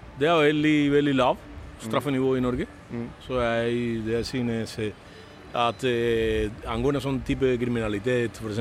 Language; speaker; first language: Norwegian; non-native, fluent; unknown